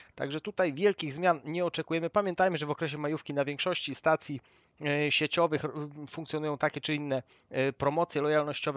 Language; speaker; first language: Polish; native; Polish